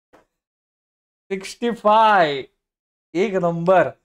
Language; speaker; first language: Hindi; non-native, local second language; Marathi